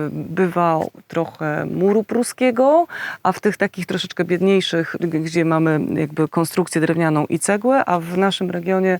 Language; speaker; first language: Polish; native; Polish